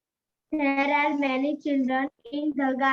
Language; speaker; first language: English; non-native, learner; Gujarati